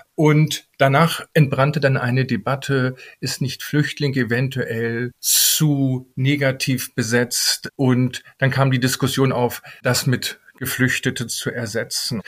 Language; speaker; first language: German; native; German